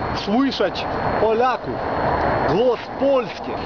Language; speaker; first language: Polish; non-native, fluent; Ukrainian